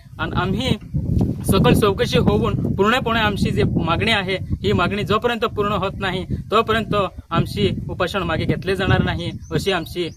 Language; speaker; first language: Marathi; non-native, local second language; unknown